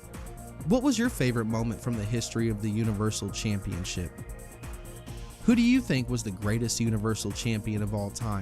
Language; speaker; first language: English; native; English